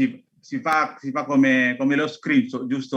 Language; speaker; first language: Italian; non-native, learner; Indonesian